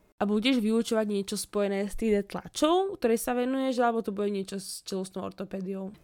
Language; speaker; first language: Slovak; native; Slovak